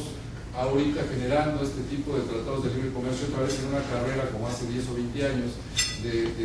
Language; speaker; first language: Spanish; native; Spanish